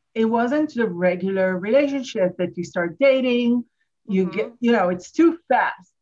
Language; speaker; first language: English; non-native, fluent; Hebrew